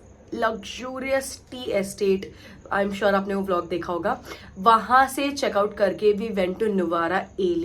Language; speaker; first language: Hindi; native; Hindi